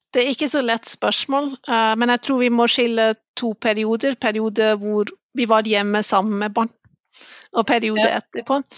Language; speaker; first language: Norwegian; non-native, fluent; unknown